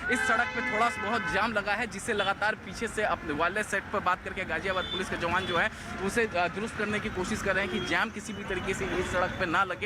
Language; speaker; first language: Hindi; native; Hindi